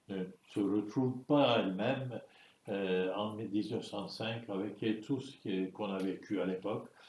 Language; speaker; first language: French; non-native, fluent; Turkish